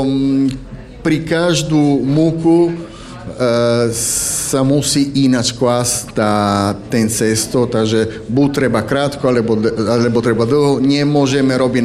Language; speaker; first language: Slovak; non-native, fluent; Italian